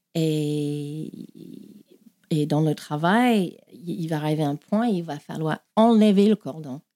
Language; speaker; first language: French; non-native, fluent; English